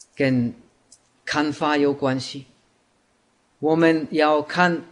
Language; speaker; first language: Chinese; non-native, fluent; Czech